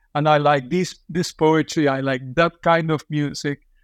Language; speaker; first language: English; non-native, fluent; Dutch